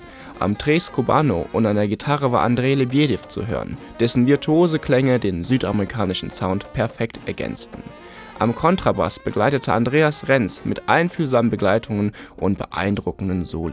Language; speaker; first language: German; native; German